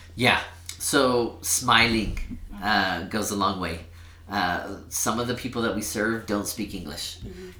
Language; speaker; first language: English; early bilingual, other home language; Spanish